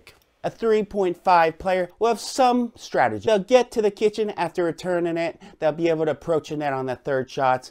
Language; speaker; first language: English; native; English